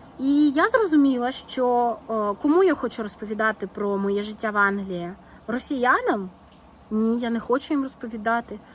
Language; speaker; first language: Ukrainian; non-native, local second language; Russian